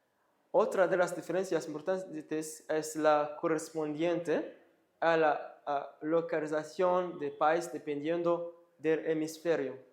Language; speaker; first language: Spanish; non-native, fluent; Kinyarwanda